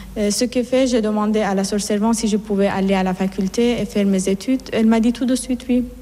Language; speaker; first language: French; non-native, fluent; Persian